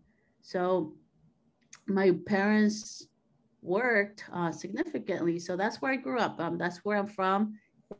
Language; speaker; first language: English; native; English